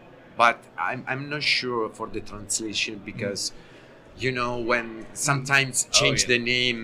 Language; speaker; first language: English; non-native, learner; Italian